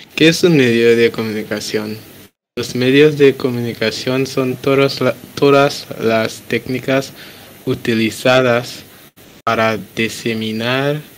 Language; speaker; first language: Spanish; non-native, learner; English